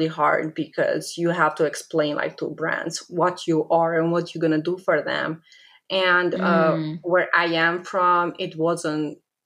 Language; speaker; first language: English; non-native, fluent; Albanian